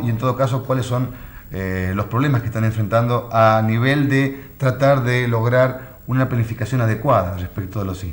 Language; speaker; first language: Spanish; native; Spanish